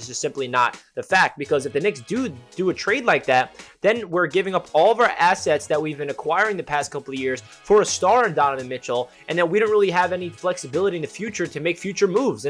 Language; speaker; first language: English; native; English